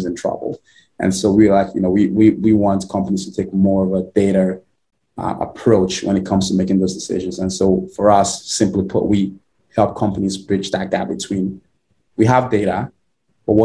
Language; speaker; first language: English; non-native, local second language; Igbo